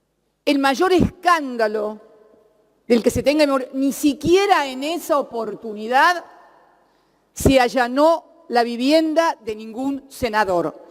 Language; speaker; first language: Spanish; native; Spanish